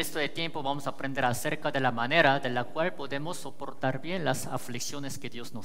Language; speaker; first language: Spanish; native; Spanish